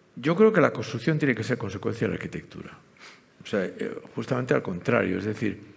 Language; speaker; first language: Spanish; native; Spanish